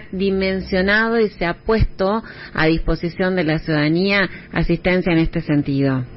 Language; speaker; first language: Spanish; native; Spanish